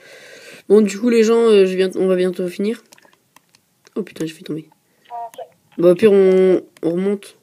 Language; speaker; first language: French; native; French